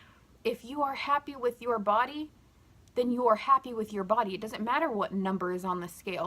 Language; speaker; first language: English; native; English